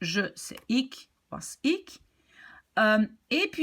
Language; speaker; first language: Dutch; non-native, fluent; French